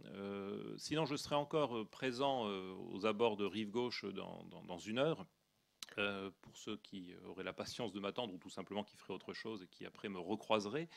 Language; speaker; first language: French; native; French